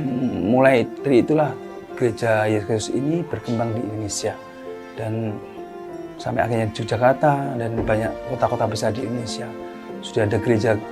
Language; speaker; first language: Indonesian; native; Indonesian